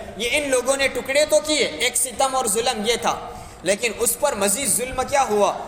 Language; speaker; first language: Urdu; native; Urdu